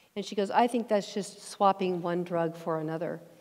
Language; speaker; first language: English; native; English